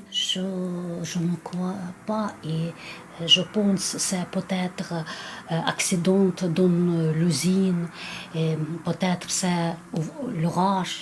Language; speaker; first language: French; non-native, learner; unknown